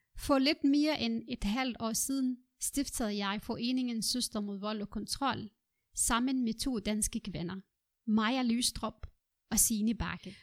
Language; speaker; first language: Danish; non-native, fluent; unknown